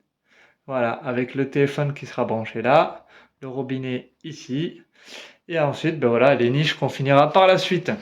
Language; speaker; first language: French; native; French